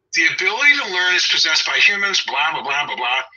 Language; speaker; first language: English; native; English